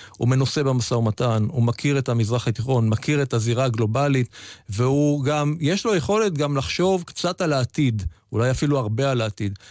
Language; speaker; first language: Hebrew; native; Hebrew